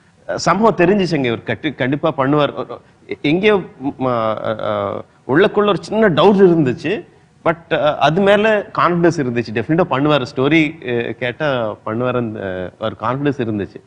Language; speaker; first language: Tamil; non-native, fluent; Telugu